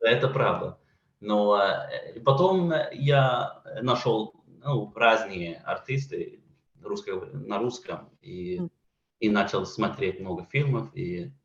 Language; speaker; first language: Russian; non-native, fluent; Swedish